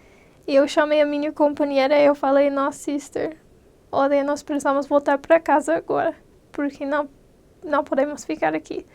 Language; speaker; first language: Portuguese; non-native, fluent; English